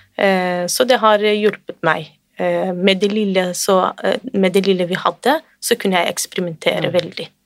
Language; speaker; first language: Norwegian; non-native, fluent; Kurdish